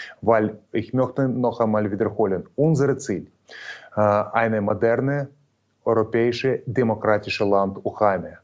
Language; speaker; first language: German; non-native, learner; Ukrainian